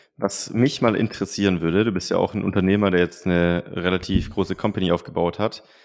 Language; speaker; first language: German; native; German